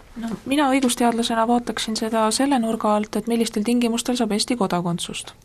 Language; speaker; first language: Estonian; native; Estonian